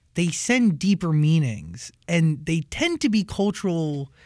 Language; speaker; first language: English; native; English